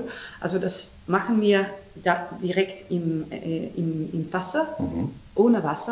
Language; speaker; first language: German; non-native, learner; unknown